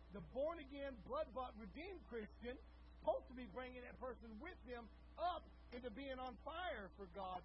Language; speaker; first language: English; native; English